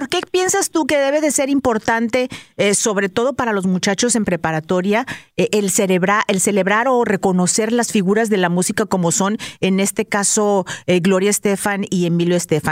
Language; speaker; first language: Spanish; native; Spanish